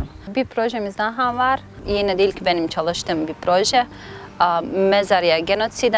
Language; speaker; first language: Turkish; non-native, learner; Bosnian